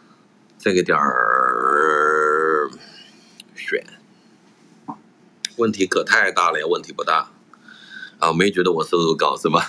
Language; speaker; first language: Chinese; native; Chinese